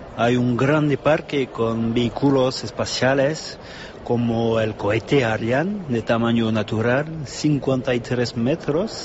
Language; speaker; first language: Spanish; non-native, fluent; French